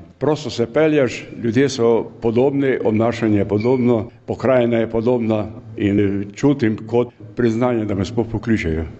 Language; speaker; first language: Slovenian; non-native, local second language; Hungarian